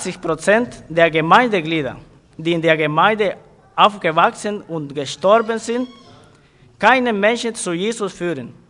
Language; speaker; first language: German; non-native, fluent; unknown